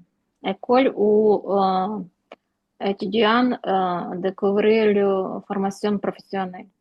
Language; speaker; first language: French; non-native, learner; Ukrainian